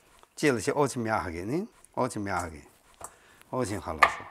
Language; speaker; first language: Russian; non-native, learner; Chinese